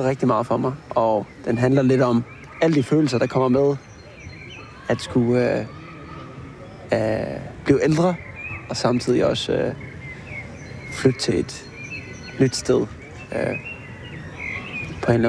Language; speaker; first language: Danish; non-native, local second language; Faroese